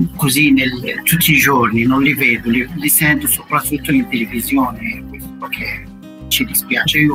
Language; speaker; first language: Italian; non-native, fluent; Arabic